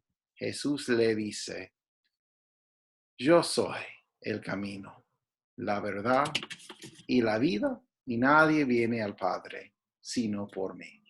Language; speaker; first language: Spanish; non-native, fluent; English